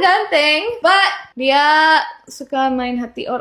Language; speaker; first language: Indonesian; non-native, fluent; Korean